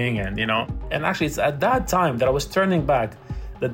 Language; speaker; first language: English; non-native, fluent; Arabic